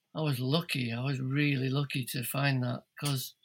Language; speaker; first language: English; native; English